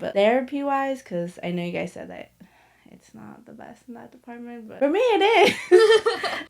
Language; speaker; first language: English; native; English